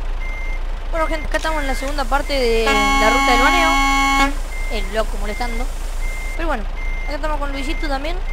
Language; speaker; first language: Spanish; native; Spanish